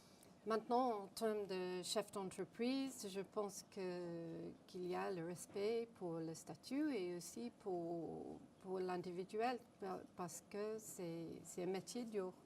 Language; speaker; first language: French; non-native, fluent; English